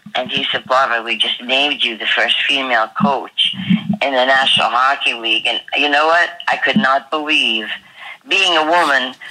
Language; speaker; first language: English; native; English